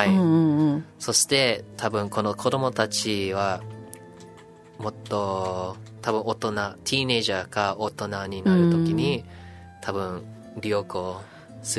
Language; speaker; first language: Japanese; non-native, learner; English